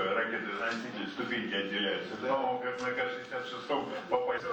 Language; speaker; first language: Russian; native; Russian